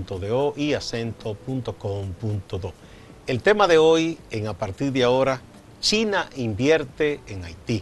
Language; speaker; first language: Spanish; native; Spanish